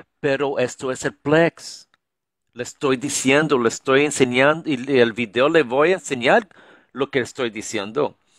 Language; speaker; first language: Spanish; early bilingual, heritage; Spanish